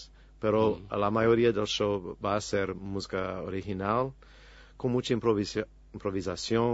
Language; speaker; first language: Spanish; non-native, fluent; English